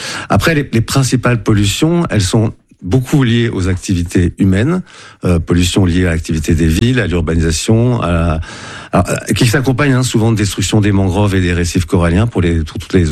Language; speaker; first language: French; native; French